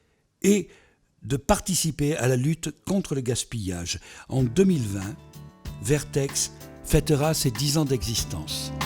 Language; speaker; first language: French; native; French